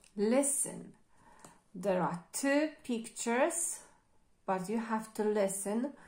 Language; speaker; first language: English; non-native, fluent; Polish